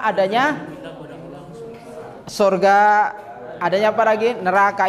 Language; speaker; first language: Indonesian; native; Indonesian